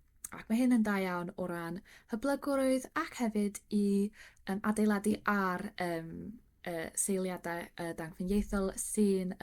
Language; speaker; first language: Welsh; non-native, fluent; English